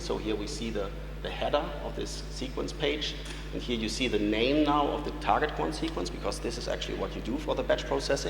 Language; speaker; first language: English; non-native, fluent; German